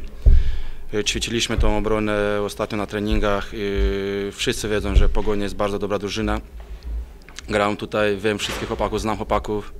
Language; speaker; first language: Polish; non-native, fluent; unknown